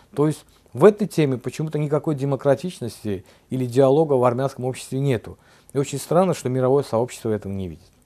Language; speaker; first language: Russian; non-native, local second language; Azerbaijani